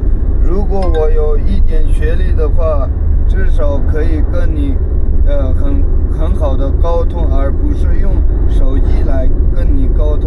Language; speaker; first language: Chinese; non-native, local second language; Tibetan